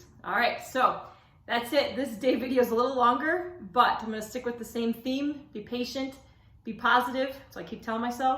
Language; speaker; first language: English; native; English